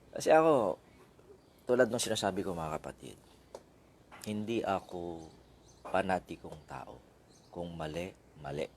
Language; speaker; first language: Filipino; non-native, local second language; Iloko